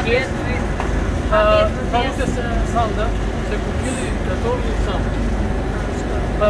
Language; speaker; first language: Russian; non-native, learner; Tajik